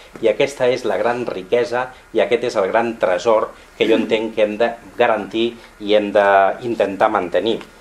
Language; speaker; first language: Catalan; non-native, local second language; Spanish